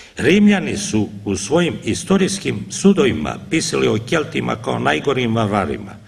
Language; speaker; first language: Serbian; native; Serbian